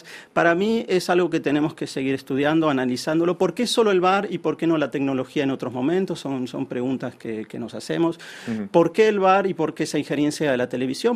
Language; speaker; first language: Spanish; native; Spanish